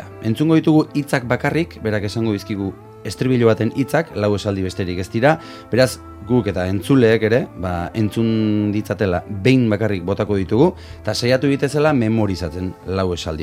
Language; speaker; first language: Basque; native; Basque